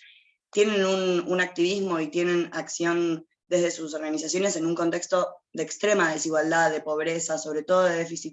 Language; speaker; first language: Spanish; native; Spanish